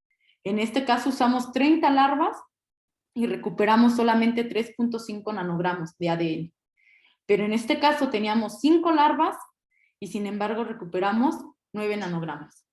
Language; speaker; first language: Spanish; native; Spanish